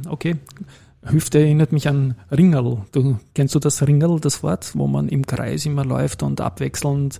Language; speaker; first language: German; native; German